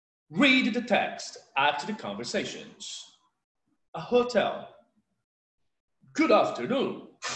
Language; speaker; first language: English; non-native, fluent; Portuguese